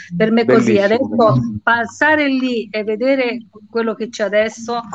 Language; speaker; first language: Italian; non-native, local second language; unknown